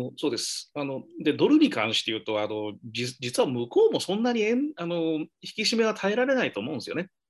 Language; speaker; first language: Japanese; native; Japanese